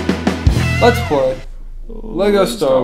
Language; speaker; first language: English; native; English